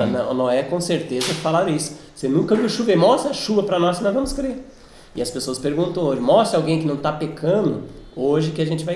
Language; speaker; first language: Portuguese; native; Portuguese